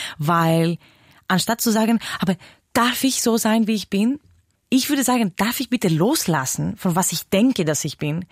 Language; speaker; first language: German; non-native, fluent; Greek